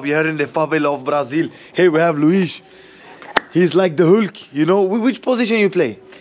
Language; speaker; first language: English; non-native, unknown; Swedish